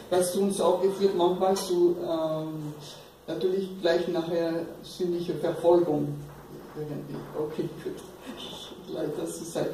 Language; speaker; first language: German; non-native, fluent; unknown